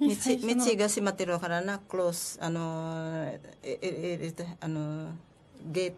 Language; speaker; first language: Japanese; non-native, learner; Filipino